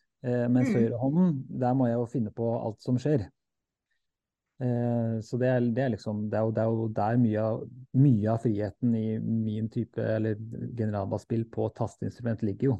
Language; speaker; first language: Norwegian; native; Norwegian